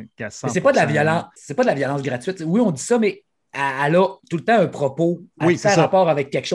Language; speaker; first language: French; native; French